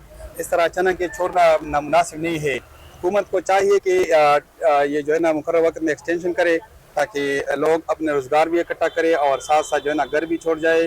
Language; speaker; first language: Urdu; early bilingual, other home language; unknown